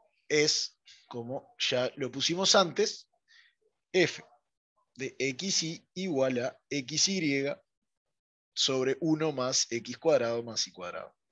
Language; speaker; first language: Spanish; native; Spanish